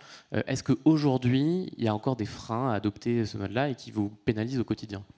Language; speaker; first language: French; native; French